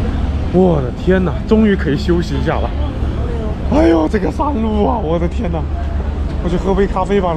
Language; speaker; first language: Chinese; native; Chinese